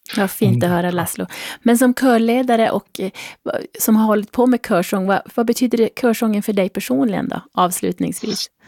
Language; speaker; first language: Swedish; native; Swedish